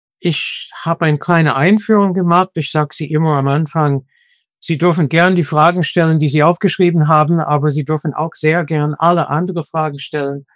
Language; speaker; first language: German; non-native, fluent; English